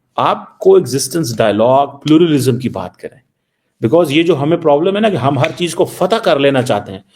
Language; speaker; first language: Urdu; non-native, local second language; Punjabi